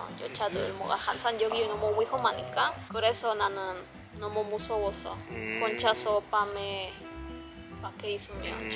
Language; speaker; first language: Korean; non-native, learner; Spanish